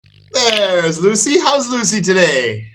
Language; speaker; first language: English; non-native, fluent; French